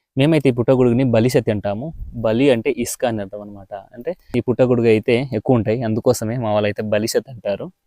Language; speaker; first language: Telugu; non-native, local second language; Odia